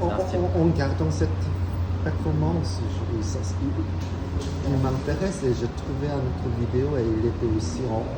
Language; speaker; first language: French; non-native, fluent; Korean